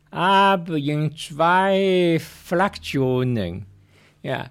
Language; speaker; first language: German; non-native, learner; Chinese